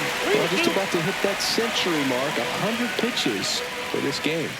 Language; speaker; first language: English; native; English